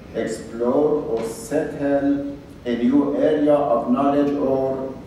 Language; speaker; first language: English; non-native, fluent; Persian